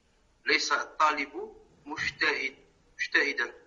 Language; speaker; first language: Arabic; non-native, learner; French